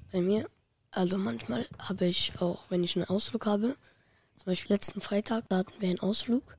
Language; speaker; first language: German; early bilingual, other home language; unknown